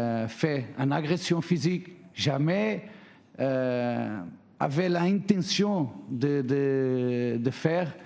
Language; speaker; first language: French; non-native, fluent; Portuguese